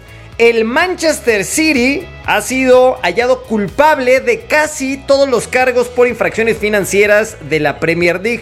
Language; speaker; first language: Spanish; native; Spanish